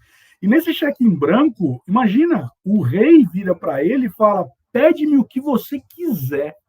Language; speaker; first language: Portuguese; native; Portuguese